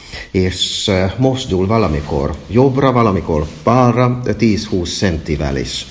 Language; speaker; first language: Hungarian; non-native, fluent; Finnish